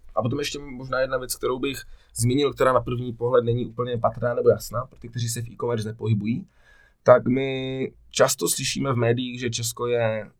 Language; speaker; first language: Czech; native; Czech